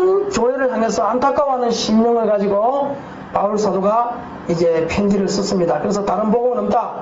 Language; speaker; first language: Korean; native; Korean